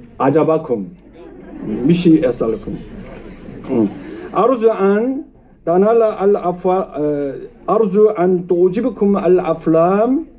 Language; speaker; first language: Arabic; non-native, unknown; Korean